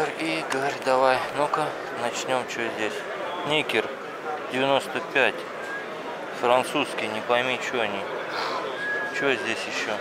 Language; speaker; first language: Russian; native; Russian